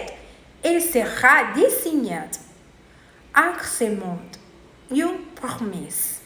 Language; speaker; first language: French; non-native, learner; Spanish